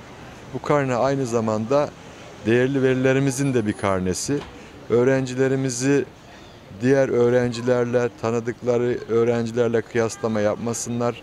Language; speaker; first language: Turkish; native; Turkish